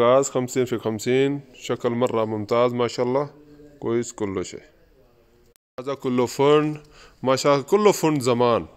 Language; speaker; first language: Arabic; non-native, learner; Urdu